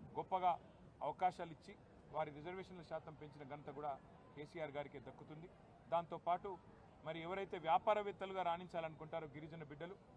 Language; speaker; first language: Telugu; non-native, local second language; Lambadi